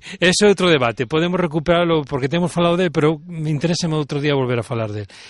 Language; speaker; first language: Galician; native; Galician